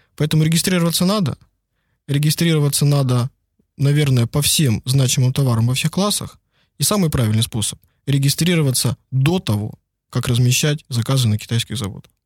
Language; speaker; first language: Russian; native; Russian